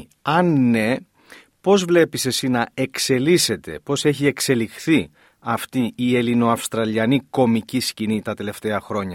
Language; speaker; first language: Greek; native; Greek